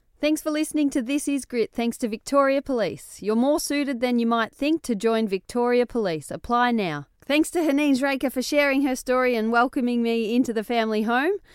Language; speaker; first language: English; native; English